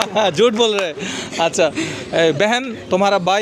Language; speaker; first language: Hindi; non-native, learner; Bangla